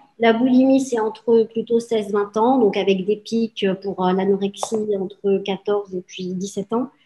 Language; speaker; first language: French; native; French